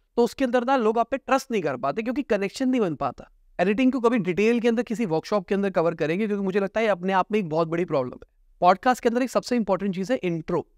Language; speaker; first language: Hindi; native; Hindi